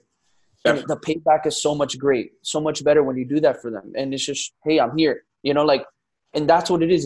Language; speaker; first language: English; native; English